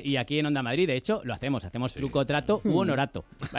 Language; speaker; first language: Spanish; native; Spanish